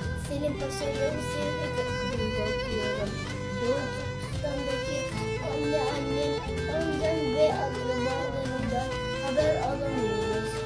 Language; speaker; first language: Turkish; early bilingual, other home language; Uyghur